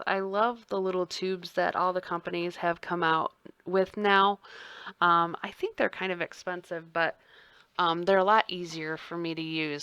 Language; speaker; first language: English; native; English